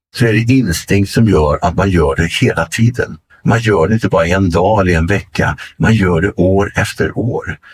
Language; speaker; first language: Swedish; native; Swedish